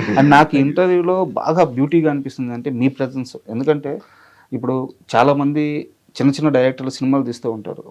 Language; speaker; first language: Telugu; native; Telugu